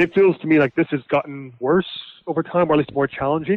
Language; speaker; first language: English; native; English